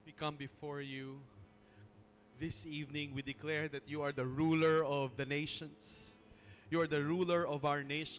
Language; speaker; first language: English; non-native, local second language; Filipino